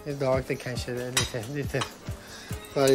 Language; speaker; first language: Swedish; non-native, learner; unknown